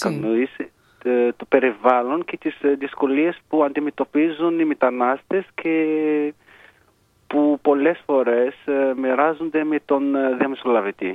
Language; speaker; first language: Greek; non-native, fluent; Arabic